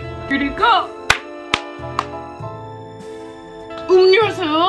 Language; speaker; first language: Korean; non-native, learner; English